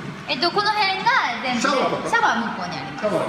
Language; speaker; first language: Japanese; native; Japanese